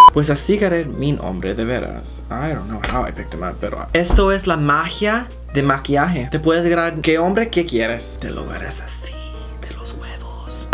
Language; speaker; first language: Spanish; early bilingual, heritage; Spanish